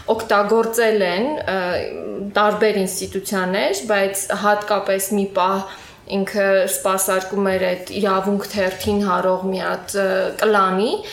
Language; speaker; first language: Armenian; native; Armenian